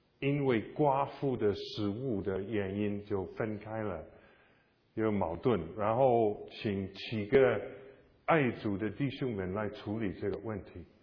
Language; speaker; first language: Chinese; non-native, fluent; English